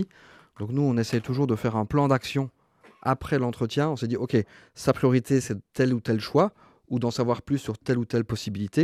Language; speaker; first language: French; native; French